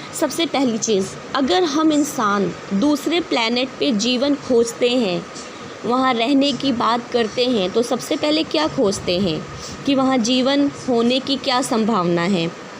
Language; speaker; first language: Hindi; native; Hindi